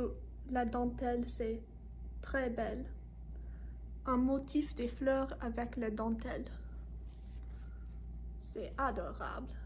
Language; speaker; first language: French; non-native, learner; English